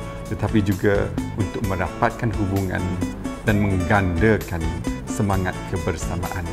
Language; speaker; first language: Malay; native; Malay